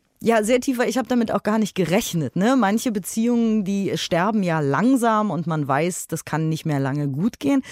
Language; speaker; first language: German; native; German